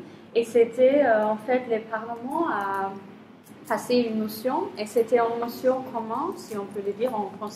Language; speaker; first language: French; non-native, fluent; German